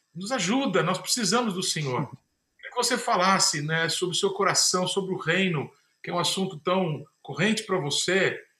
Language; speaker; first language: Portuguese; native; Portuguese